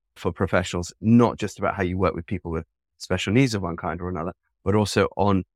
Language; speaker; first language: English; native; English